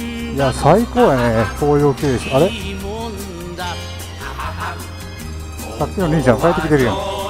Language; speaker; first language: Japanese; native; Japanese